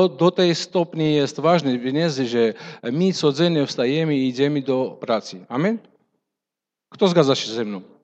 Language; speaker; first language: Polish; non-native, fluent; Russian